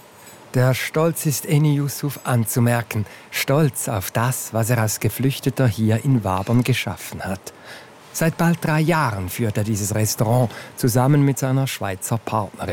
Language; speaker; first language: German; native; German